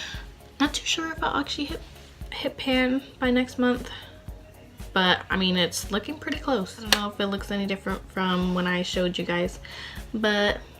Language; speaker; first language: English; native; English